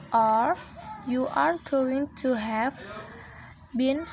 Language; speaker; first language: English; non-native, learner; Indonesian